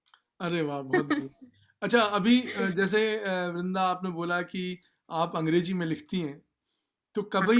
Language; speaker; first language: Hindi; native; Hindi